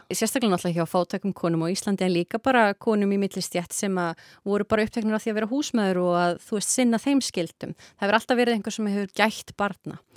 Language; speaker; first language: Icelandic; native; Icelandic